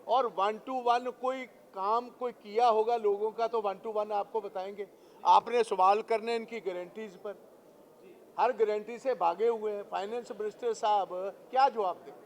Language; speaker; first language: Hindi; non-native, local second language; Punjabi